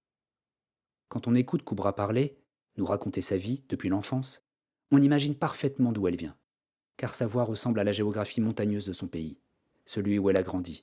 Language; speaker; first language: French; native; French